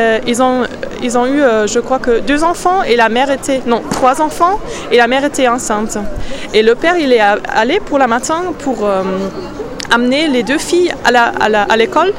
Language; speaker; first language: French; non-native, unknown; German